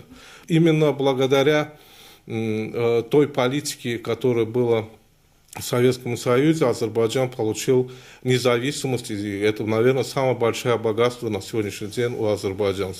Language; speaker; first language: Russian; non-native, local second language; Azerbaijani